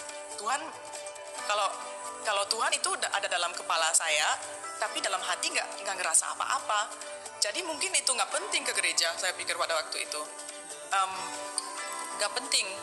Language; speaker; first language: Indonesian; non-native, fluent; German